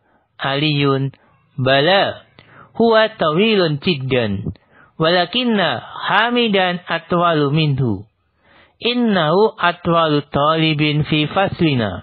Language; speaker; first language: Arabic; non-native, fluent; Indonesian